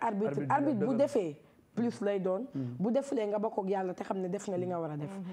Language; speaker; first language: Wolof; native; Wolof